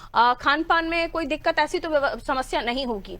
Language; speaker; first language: Hindi; native; Hindi